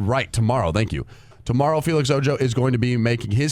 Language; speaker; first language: English; native; English